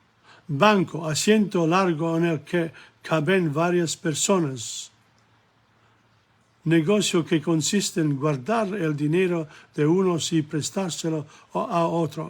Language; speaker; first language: Spanish; non-native, learner; English